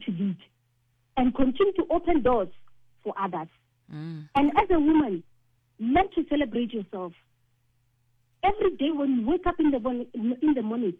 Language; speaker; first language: English; non-native, local second language; Northern Sotho